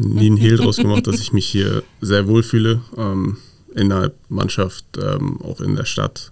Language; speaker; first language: German; native; German